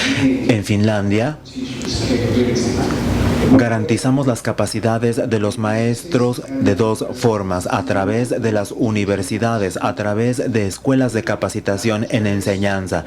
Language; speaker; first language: Spanish; non-native, fluent; Finnish